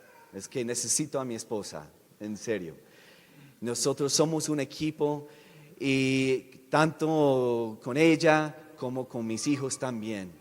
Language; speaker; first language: Spanish; non-native, fluent; English